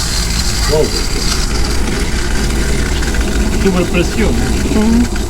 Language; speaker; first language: Italian; native; Italian